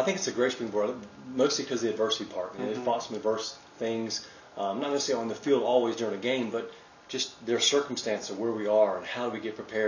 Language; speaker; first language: English; native; English